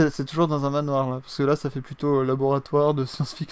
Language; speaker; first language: French; native; French